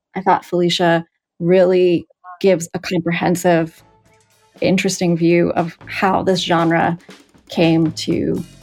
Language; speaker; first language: English; native; English